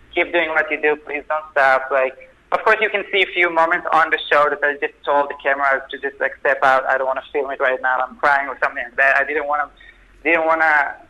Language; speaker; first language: English; non-native, fluent; Hebrew